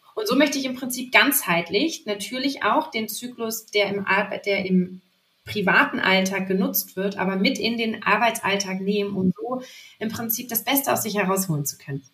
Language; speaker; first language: German; native; German